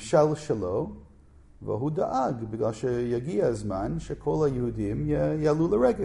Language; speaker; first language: Hebrew; non-native, fluent; English